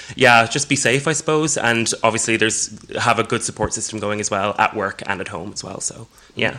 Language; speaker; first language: English; native; English